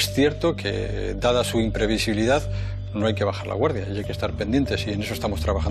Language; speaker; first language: Spanish; native; Spanish